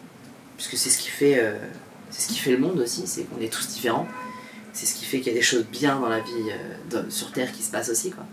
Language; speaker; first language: French; native; French